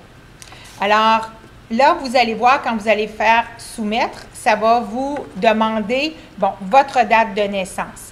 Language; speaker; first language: French; native; French